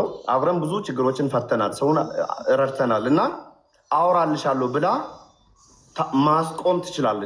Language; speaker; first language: Amharic; native; Amharic